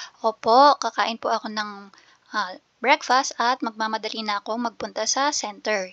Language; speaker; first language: Filipino; native; Filipino